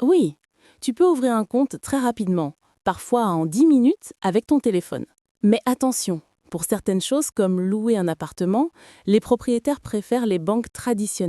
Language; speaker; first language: French; non-native, fluent; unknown